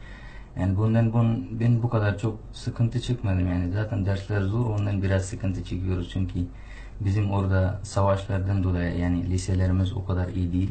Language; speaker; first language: Turkish; non-native, fluent; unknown